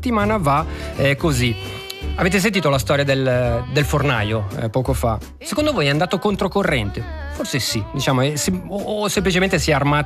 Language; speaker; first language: Italian; native; Italian